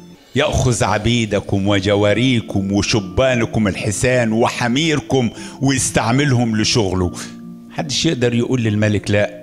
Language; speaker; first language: Arabic; native; Arabic